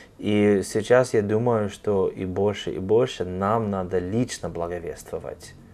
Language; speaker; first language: Russian; non-native, fluent; English